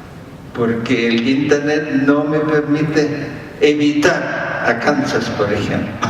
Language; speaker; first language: Spanish; non-native, fluent; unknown